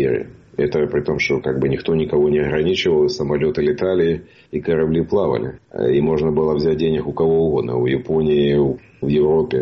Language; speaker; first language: Russian; native; Russian